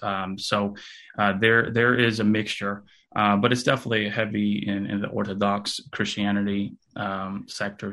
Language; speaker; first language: English; early bilingual, other home language; Russian